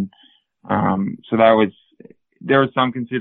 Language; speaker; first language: English; native; English